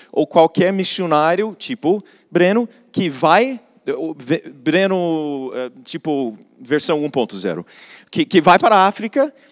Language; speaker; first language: Portuguese; non-native, fluent; English